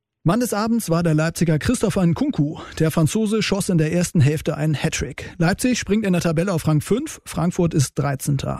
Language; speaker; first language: German; native; German